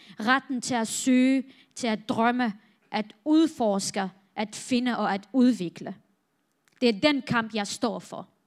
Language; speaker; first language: Danish; non-native, fluent; Central Kurdish